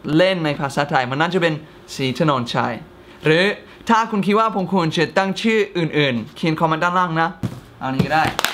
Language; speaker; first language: Thai; non-native, fluent; English